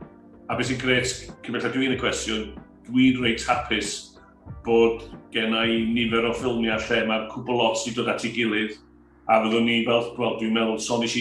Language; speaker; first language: Welsh; native; Welsh